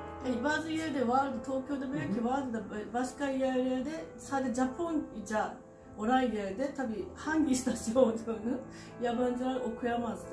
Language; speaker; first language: Turkish; non-native, fluent; Japanese